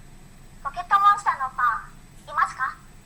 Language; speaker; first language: Japanese; non-native, learner; Indonesian